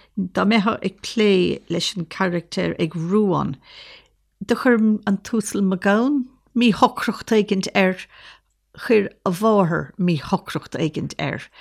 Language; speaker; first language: Irish; native; Irish